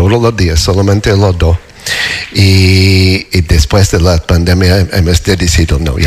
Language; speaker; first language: Spanish; non-native, fluent; English